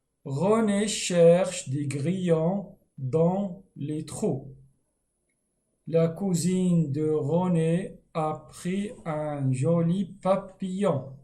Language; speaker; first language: French; non-native, local second language; Arabic